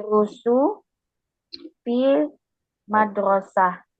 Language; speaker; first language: Arabic; non-native, learner; Indonesian